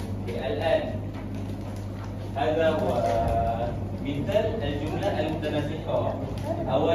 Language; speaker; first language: Arabic; non-native, learner; Malay